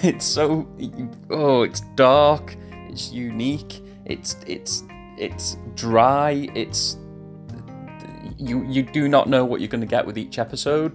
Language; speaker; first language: English; native; English